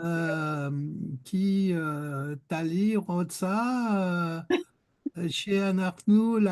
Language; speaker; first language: Hebrew; non-native, learner; French